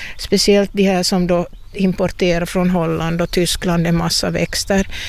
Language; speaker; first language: Swedish; native; Swedish